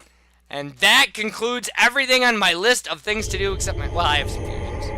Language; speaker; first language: English; native; English